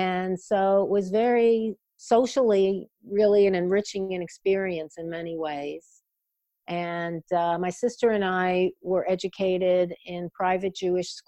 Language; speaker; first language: English; native; English